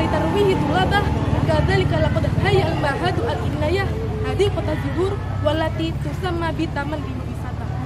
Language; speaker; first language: Arabic; non-native, learner; Indonesian